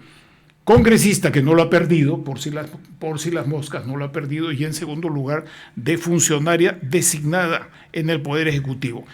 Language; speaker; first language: Spanish; native; Spanish